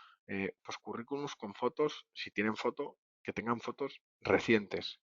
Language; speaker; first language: Spanish; native; Spanish